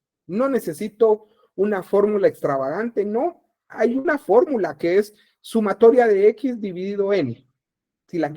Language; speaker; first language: Spanish; native; Spanish